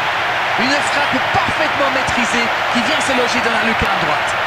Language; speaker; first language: French; native; French